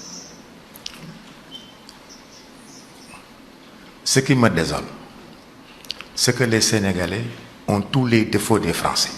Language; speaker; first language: French; non-native, local second language; Wolof